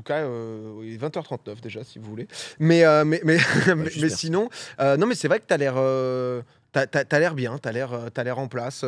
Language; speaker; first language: French; native; French